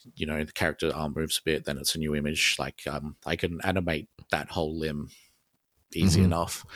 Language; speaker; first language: English; native; English